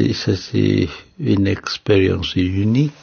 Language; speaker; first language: French; non-native, fluent; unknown